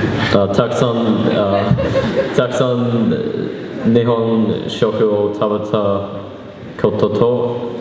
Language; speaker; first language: Japanese; non-native, learner; English